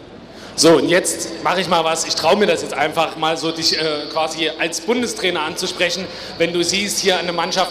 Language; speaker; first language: German; native; German